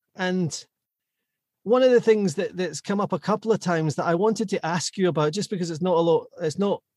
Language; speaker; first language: English; native; English